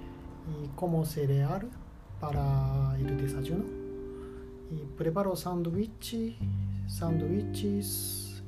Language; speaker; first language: Spanish; non-native, learner; Japanese